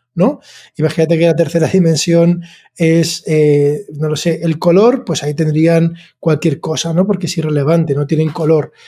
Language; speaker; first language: Spanish; native; Spanish